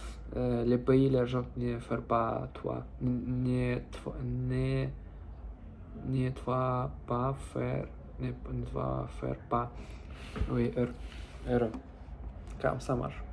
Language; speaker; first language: French; non-native, learner; Russian